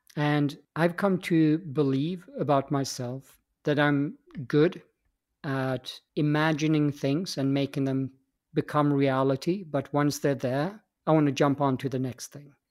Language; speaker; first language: English; non-native, fluent; Swedish